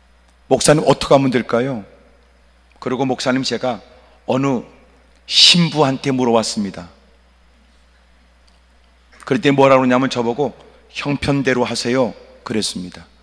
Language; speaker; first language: Korean; native; Korean